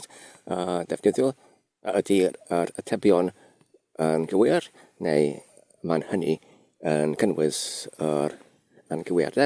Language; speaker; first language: Welsh; non-native, learner; Polish